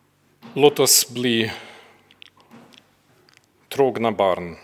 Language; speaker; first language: Swedish; non-native, fluent; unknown